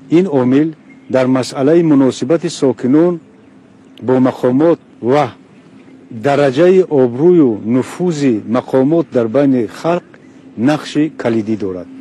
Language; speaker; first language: Tajik; non-native, local second language; Shughni